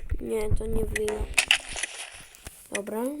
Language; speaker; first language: Polish; early bilingual, heritage; Polish